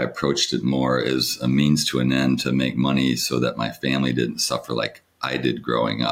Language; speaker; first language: English; native; English